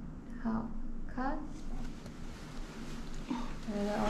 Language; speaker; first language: Chinese; native; Chinese